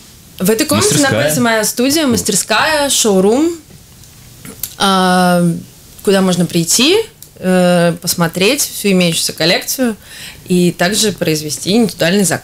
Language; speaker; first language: Russian; native; Russian